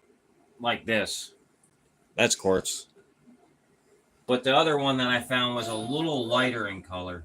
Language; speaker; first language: English; native; English